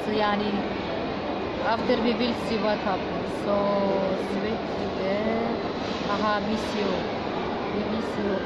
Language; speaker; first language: English; non-native, learner; Turkish